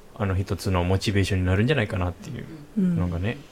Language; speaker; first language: Japanese; non-native, fluent; Indonesian